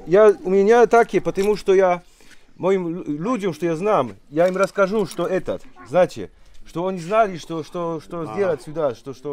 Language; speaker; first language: Russian; non-native, learner; Polish